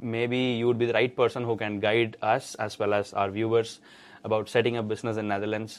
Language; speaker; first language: English; non-native, local second language; Tamil